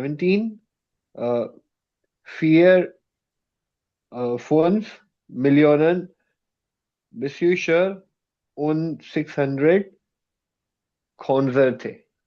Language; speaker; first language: German; non-native, learner; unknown